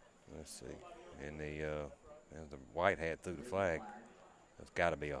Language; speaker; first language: English; native; English